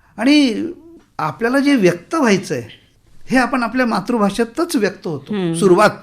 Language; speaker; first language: Marathi; native; Marathi